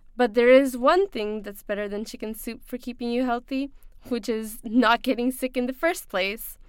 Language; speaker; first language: English; non-native, local second language; Urdu